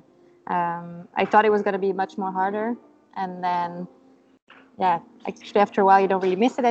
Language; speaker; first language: English; non-native, fluent; Dutch